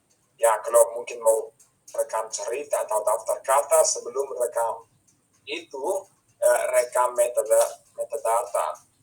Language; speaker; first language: Indonesian; non-native, fluent; English